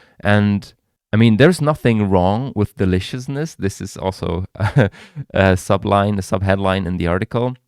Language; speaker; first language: English; non-native, fluent; German